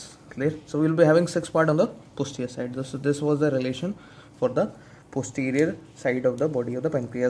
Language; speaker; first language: English; non-native, local second language; Hindi